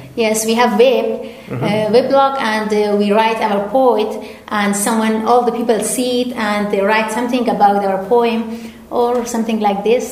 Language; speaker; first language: English; non-native, learner; Persian